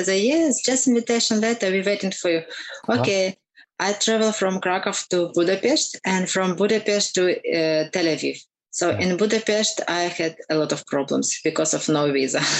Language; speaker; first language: English; non-native, learner; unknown